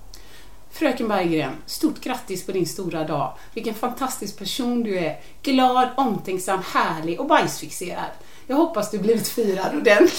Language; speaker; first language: Swedish; native; Swedish